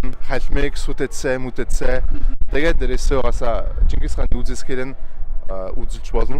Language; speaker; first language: Mongolian; non-native, fluent; French